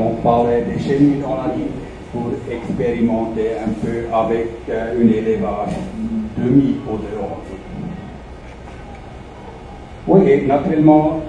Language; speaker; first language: French; non-native, fluent; German